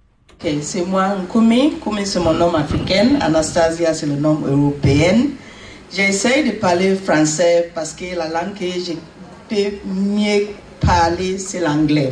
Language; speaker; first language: French; non-native, learner; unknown